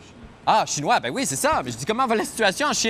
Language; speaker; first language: French; native; French